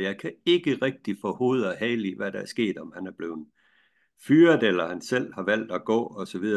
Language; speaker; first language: Danish; native; Danish